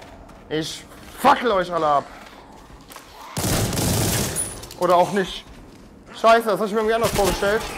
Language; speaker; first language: German; native; German